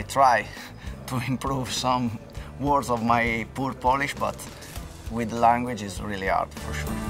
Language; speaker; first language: English; non-native, fluent; Italian